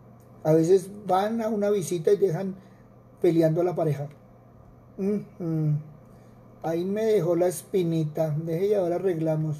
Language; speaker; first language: Spanish; native; Spanish